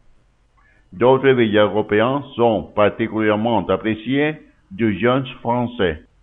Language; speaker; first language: French; non-native, learner; Spanish